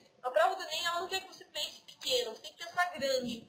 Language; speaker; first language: Portuguese; native; Portuguese